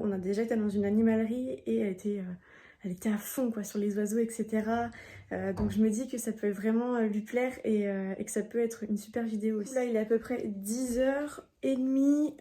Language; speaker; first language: French; native; French